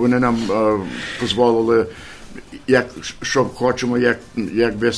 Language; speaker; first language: Ukrainian; early bilingual, heritage; Ukrainian